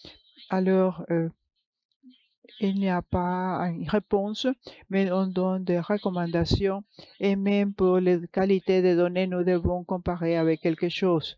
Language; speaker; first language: French; non-native, fluent; English